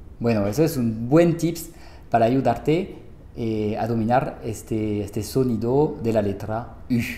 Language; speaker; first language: Spanish; non-native, fluent; French